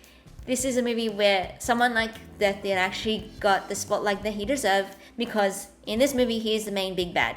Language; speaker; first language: English; native; English